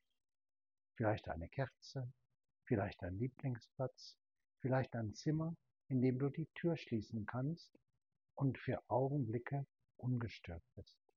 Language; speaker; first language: German; native; German